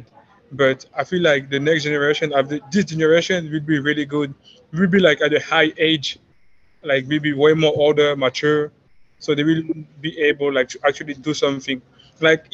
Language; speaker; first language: English; non-native, fluent; French